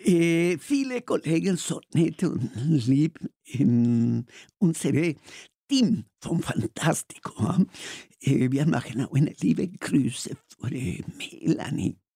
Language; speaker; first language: German; non-native, learner; Spanish